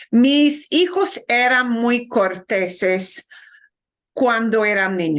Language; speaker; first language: Spanish; non-native, fluent; English